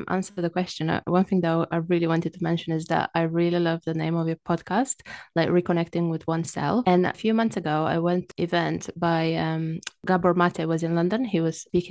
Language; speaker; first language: English; non-native, fluent; Romanian